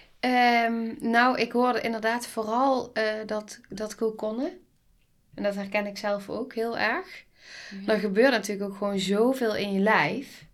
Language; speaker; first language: Dutch; native; Dutch